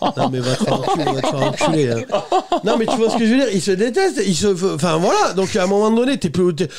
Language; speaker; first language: French; native; French